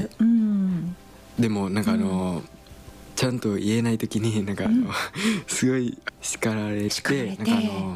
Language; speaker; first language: Japanese; non-native, learner; Khmer